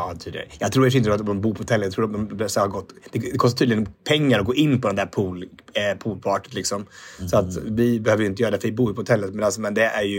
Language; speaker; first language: Swedish; native; Swedish